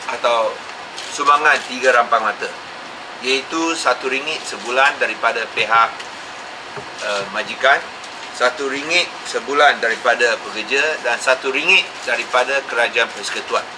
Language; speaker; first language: Malay; non-native, local second language; Min Nan Chinese